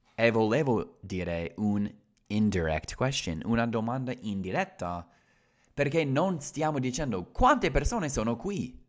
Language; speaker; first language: Italian; non-native, fluent; English